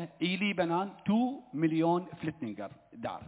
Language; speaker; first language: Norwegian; non-native, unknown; Arabic